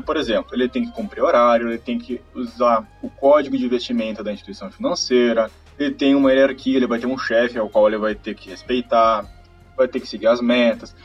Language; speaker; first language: Portuguese; native; Portuguese